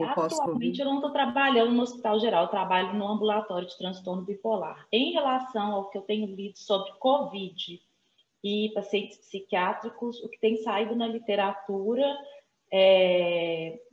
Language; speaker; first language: Portuguese; native; Portuguese